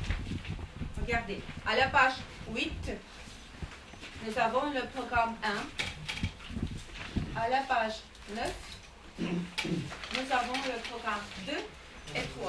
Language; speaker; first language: French; non-native, fluent; Russian